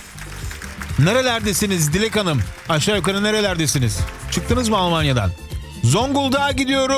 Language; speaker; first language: Turkish; early bilingual, other home language; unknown